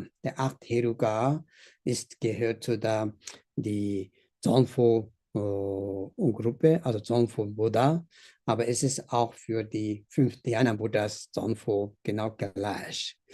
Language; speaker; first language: German; non-native, learner; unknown